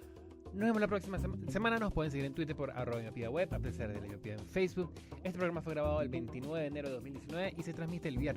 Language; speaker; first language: Spanish; native; Spanish